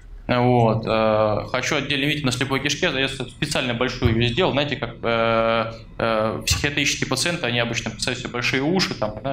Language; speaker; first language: Russian; native; Russian